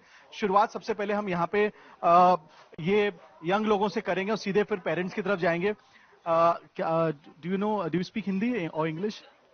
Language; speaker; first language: Hindi; native; Hindi